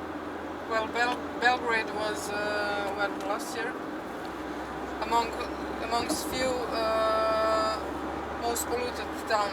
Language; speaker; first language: English; non-native, fluent; Croatian